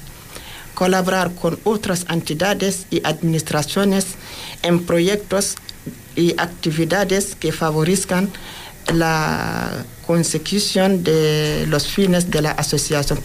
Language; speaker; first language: Spanish; non-native, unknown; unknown